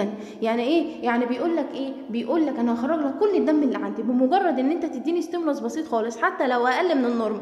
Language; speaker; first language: Arabic; native; Arabic